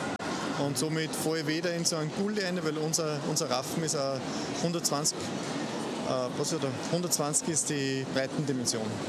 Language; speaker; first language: German; native; German